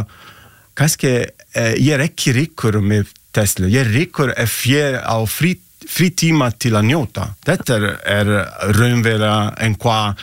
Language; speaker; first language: Icelandic; non-native, learner; Italian